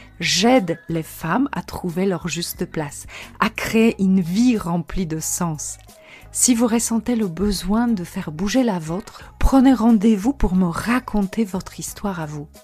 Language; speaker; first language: French; non-native, fluent; Polish